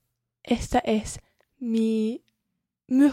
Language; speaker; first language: Spanish; non-native, learner; English